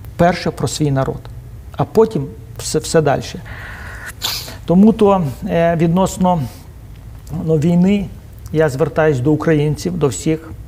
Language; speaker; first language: Ukrainian; non-native, local second language; Russian